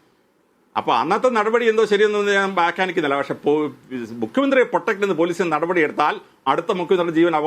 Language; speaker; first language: Malayalam; native; Malayalam